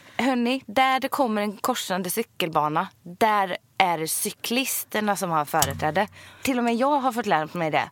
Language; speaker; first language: Swedish; native; Swedish